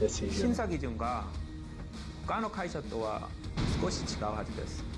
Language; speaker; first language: Japanese; non-native, learner; Korean